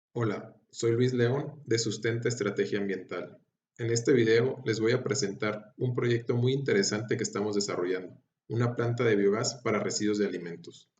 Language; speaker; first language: Spanish; native; Spanish